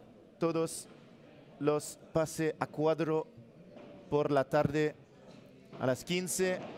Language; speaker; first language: Spanish; non-native, learner; French